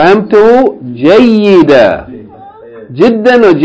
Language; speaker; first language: Arabic; non-native, fluent; English